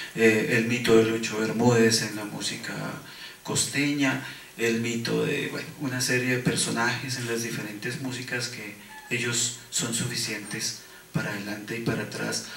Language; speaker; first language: Spanish; native; Spanish